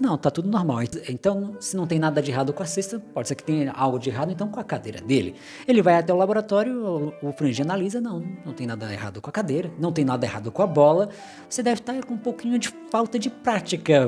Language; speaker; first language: Portuguese; native; Portuguese